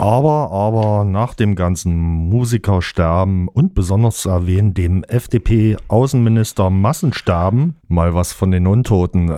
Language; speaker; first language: German; native; German